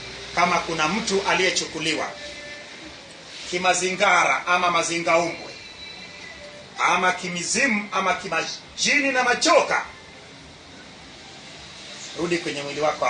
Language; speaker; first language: Swahili; non-native, local second language; Luo (Kenya and Tanzania)